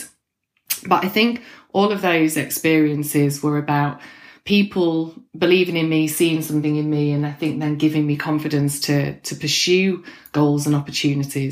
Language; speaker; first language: English; native; English